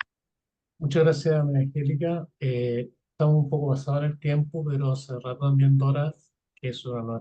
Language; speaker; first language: Spanish; native; Spanish